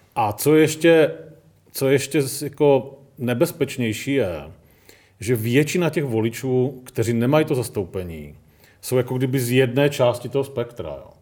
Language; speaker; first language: Czech; early bilingual, other home language; Greek